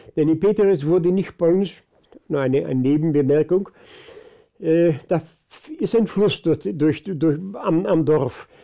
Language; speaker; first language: German; early bilingual, other home language; Polish